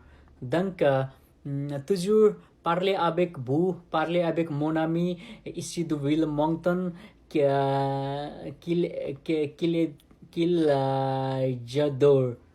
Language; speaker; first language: French; non-native, learner; Nepali